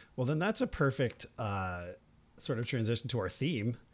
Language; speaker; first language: English; native; English